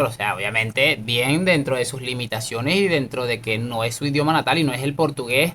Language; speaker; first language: Spanish; native; Spanish